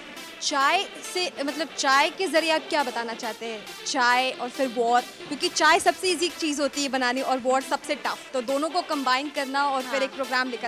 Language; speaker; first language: Hindi; native; Hindi